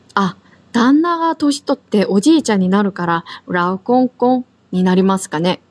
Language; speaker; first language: Japanese; non-native, fluent; Korean